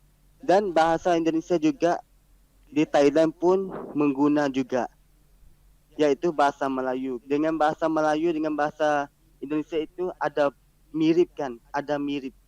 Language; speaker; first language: Indonesian; non-native, learner; Malay